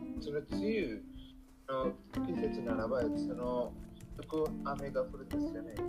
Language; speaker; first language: Japanese; non-native, learner; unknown